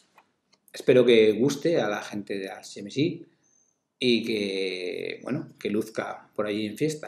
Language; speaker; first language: Spanish; native; Spanish